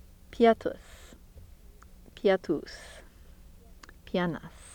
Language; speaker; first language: Lithuanian; early bilingual, heritage; Lithuanian